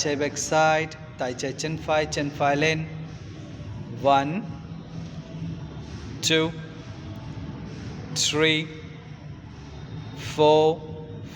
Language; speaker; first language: Vietnamese; non-native, fluent; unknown